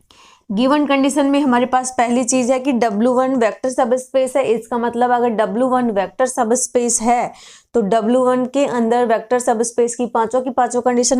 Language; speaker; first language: Hindi; native; Hindi